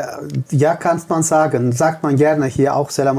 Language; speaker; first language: German; non-native, fluent; Turkish